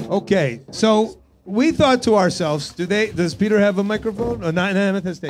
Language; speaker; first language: English; native; English